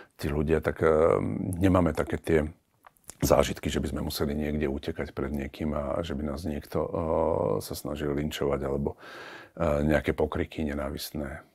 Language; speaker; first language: Slovak; native; Slovak